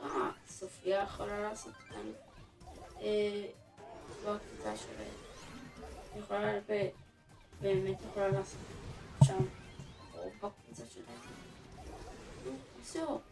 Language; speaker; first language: Hebrew; native; Hebrew